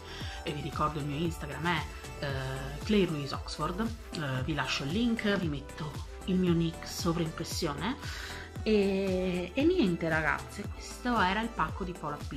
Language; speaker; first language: Italian; native; Italian